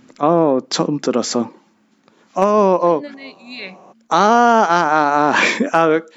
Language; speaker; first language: Korean; non-native, learner; English